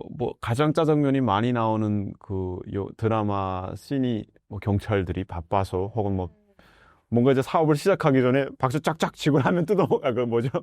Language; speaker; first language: Korean; native; Korean